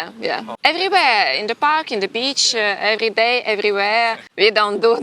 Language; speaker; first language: English; non-native, learner; Ukrainian